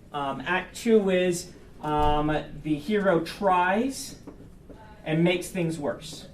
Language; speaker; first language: English; native; English